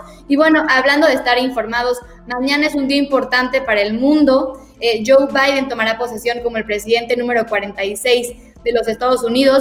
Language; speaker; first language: Spanish; native; Spanish